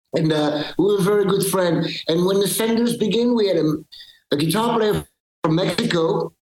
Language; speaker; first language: English; early bilingual, other home language; French